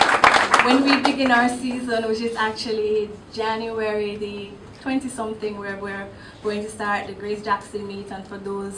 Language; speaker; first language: English; non-native, local second language; Jamaican Creole English